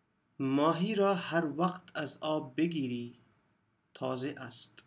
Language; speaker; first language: Persian; non-native, fluent; Urdu